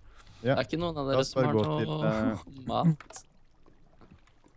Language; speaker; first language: Norwegian; native; Norwegian